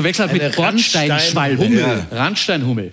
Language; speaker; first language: German; native; German